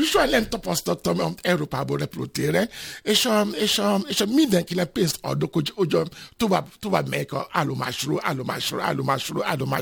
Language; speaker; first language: Hungarian; non-native, fluent; Yoruba